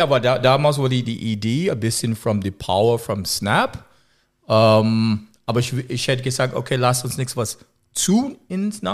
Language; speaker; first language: German; non-native, learner; English